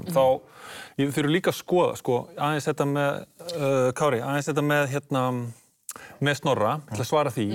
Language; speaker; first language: Icelandic; native; Icelandic